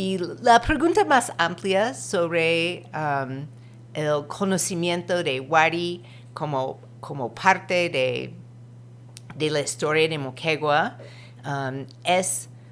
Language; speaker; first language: Spanish; non-native, fluent; English